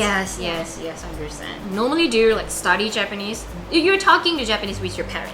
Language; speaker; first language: English; non-native, fluent; Japanese